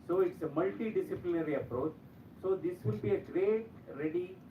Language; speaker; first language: English; non-native, local second language; Kannada